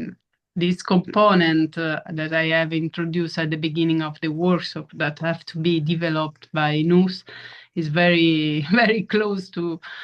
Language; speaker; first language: English; non-native, fluent; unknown